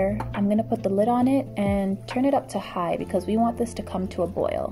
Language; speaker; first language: English; native; English